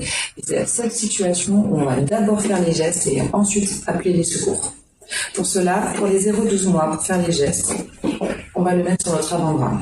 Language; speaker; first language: French; native; French